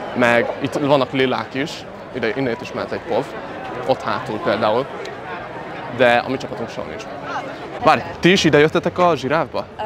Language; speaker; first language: Hungarian; early bilingual, other home language; Chinese